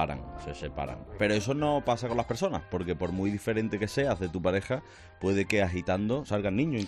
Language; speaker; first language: Spanish; native; Spanish